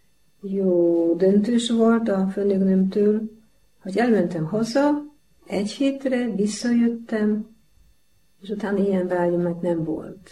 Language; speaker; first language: Hungarian; non-native, fluent; Polish